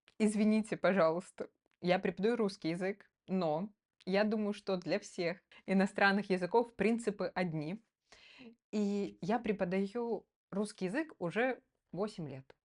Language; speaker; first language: Russian; native; Russian